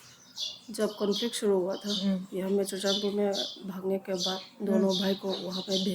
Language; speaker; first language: Hindi; non-native, local second language; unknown